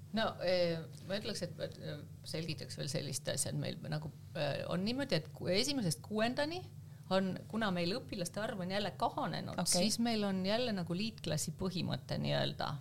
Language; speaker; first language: Estonian; native; Estonian